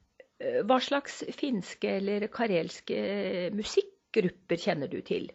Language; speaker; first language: Norwegian; native; Norwegian